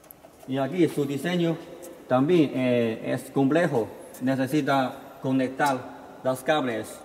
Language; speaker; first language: Spanish; non-native, learner; Chinese